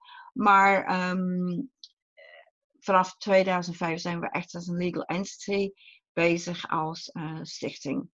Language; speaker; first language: Dutch; non-native, fluent; English